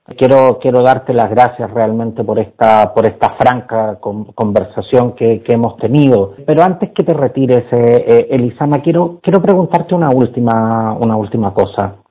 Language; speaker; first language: Spanish; native; Spanish